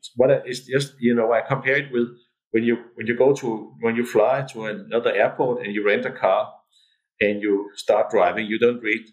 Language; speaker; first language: English; non-native, fluent; Danish